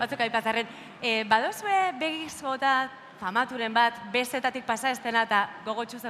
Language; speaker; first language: Basque; native; Basque